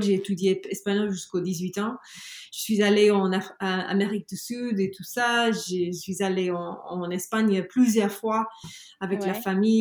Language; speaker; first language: French; non-native, learner; English